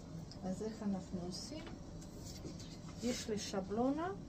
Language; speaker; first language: Hebrew; non-native, fluent; Russian